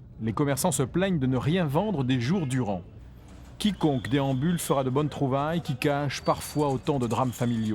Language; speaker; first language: French; native; French